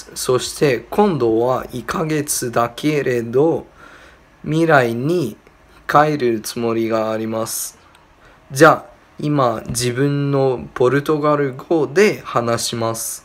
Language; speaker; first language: Japanese; non-native, learner; Chinese